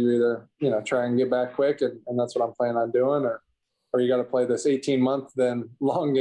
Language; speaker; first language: English; native; English